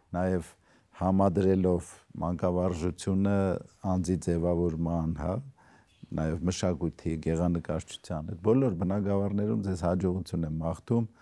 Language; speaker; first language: Armenian; native; Armenian